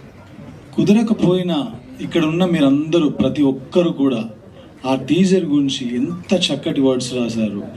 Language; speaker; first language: Telugu; native; Telugu